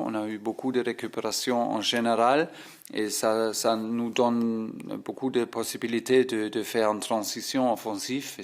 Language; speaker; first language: French; non-native, fluent; German